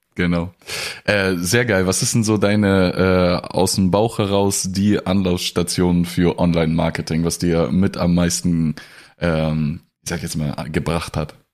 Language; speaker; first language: German; non-native, fluent; Russian